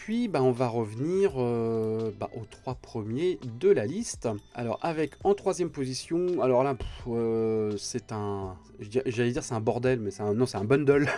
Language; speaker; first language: French; native; French